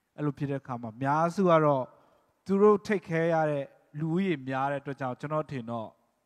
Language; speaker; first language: Burmese; non-native, local second language; Tedim Chin